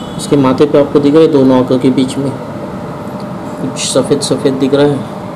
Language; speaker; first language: Hindi; non-native, local second language; Marathi